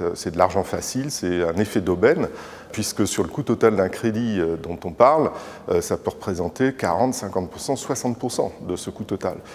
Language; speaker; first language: French; native; French